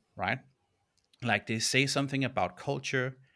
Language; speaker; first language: English; non-native, fluent; Danish